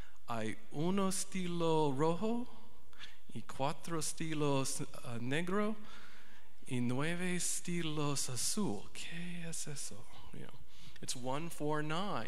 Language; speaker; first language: Spanish; non-native, learner; English